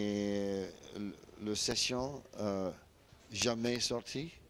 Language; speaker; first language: French; non-native, learner; English